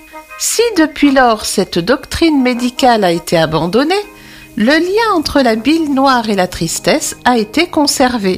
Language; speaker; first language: French; native; French